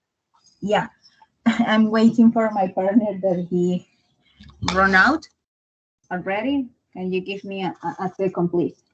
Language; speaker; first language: English; non-native, learner; Spanish